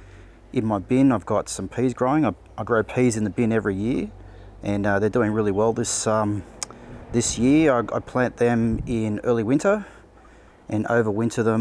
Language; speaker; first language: English; native; English